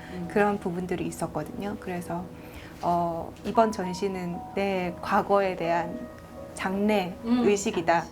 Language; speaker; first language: Korean; native; Korean